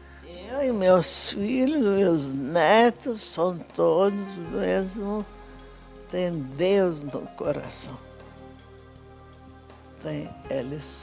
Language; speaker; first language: Portuguese; non-native, fluent; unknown